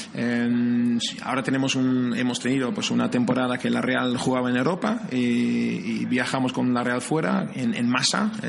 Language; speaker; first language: Spanish; non-native, fluent; Dutch